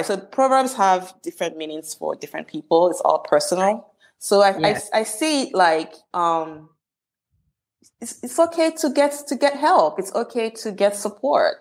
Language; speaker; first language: English; non-native, local second language; Igbo